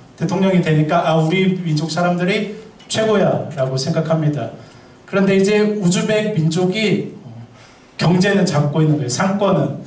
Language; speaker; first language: Korean; native; Korean